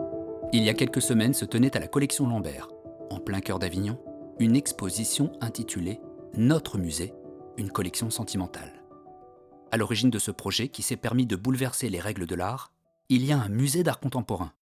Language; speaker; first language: French; native; French